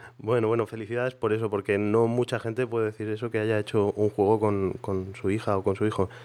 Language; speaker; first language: Spanish; non-native, local second language; Catalan